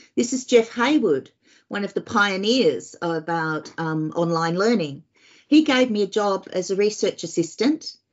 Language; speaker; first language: English; native; English